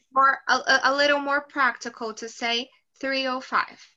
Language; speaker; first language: English; non-native, fluent; Portuguese